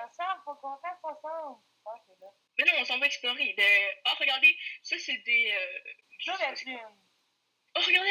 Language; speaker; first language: French; native; French